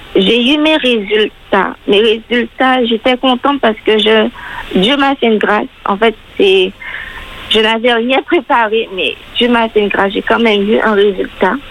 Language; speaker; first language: French; native; French